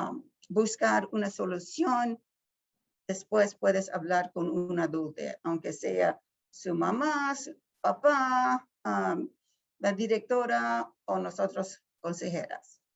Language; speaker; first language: Spanish; early bilingual, heritage; Spanish